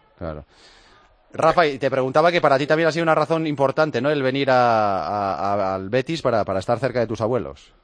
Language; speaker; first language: Spanish; native; Spanish